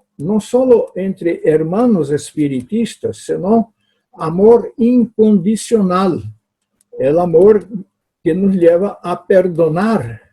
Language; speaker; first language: Spanish; non-native, fluent; Portuguese